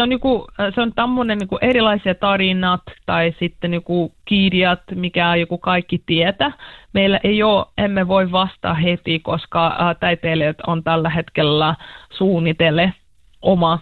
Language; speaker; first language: Finnish; non-native, learner; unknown